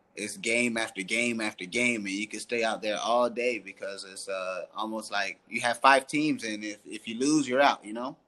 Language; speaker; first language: English; early bilingual, other home language; French